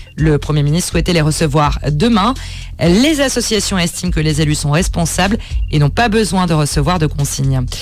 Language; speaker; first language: French; native; French